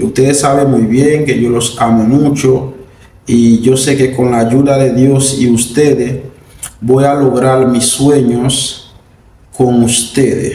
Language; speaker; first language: Spanish; non-native, fluent; Haitian Creole